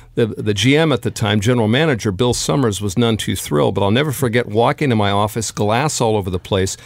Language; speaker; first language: English; native; English